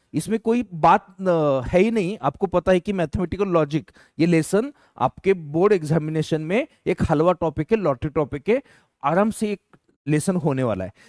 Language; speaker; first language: Hindi; non-native, local second language; Marathi